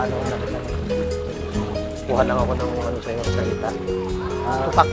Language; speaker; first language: Filipino; native; Filipino